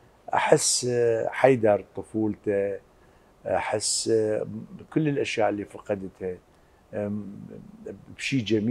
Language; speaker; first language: Arabic; native; Arabic